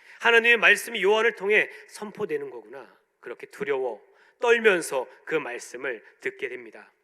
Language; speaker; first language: Korean; native; Korean